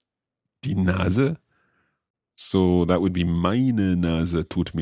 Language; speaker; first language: German; non-native, learner; English